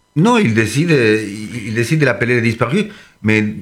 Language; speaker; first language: French; non-native, fluent; Spanish